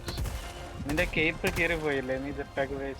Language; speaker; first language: Malayalam; native; Malayalam